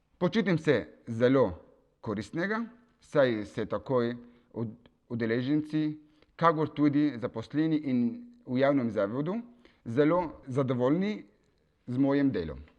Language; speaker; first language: Slovenian; non-native, fluent; Kurdish